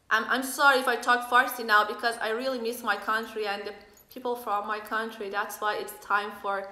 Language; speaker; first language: English; non-native, fluent; Persian